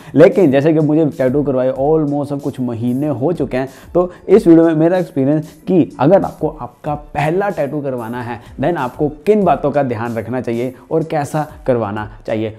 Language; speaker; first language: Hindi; non-native, local second language; Punjabi